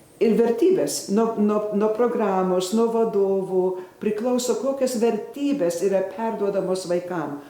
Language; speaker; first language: Lithuanian; early bilingual, heritage; Lithuanian